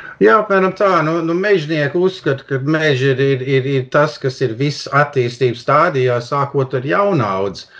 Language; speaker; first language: Latvian; early bilingual, heritage; Latvian